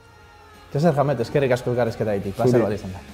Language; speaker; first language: Basque; native; Basque